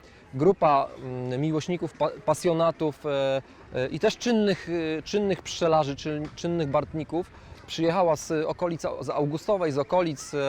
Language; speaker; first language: Polish; native; Polish